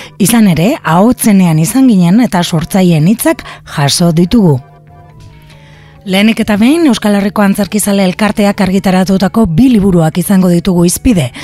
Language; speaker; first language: Basque; native; Basque